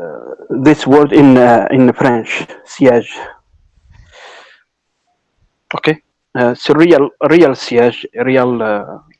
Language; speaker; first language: English; non-native, local second language; Arabic